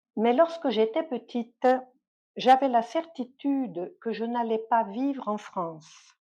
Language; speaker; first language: French; native; French